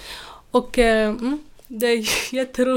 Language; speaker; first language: Swedish; non-native, fluent; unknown